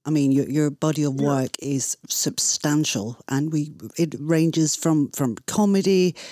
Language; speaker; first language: English; non-native, fluent; Danish